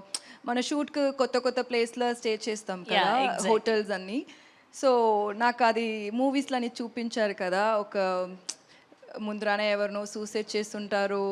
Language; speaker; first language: Telugu; non-native, learner; Tamil